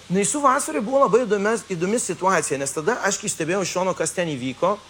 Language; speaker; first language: Lithuanian; early bilingual, heritage; Spanish